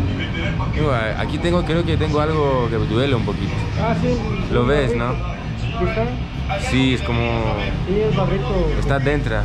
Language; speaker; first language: Spanish; non-native, learner; Greek